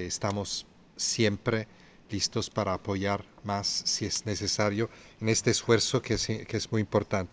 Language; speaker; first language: Spanish; non-native, fluent; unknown